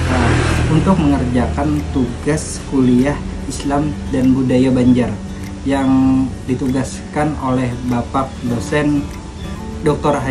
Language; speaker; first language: Indonesian; non-native, local second language; Banjar